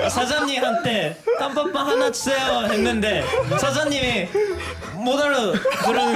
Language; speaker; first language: Korean; non-native, fluent; Japanese